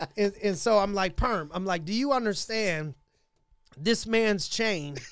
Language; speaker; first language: English; native; English